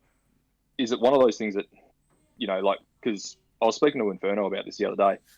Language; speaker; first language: English; native; English